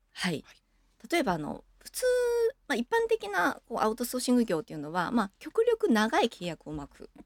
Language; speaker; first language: Japanese; early bilingual, other home language; Chinese